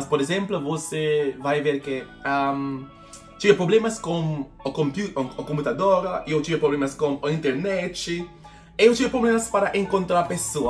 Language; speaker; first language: Portuguese; non-native, fluent; English